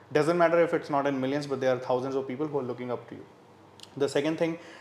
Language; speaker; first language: English; non-native, local second language; Hindi